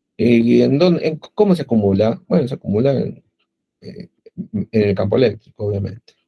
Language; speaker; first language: Spanish; native; Spanish